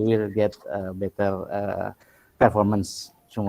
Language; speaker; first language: English; non-native, local second language; Indonesian